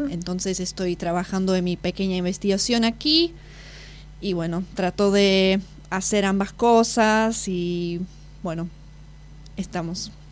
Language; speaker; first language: Spanish; non-native, fluent; Slovak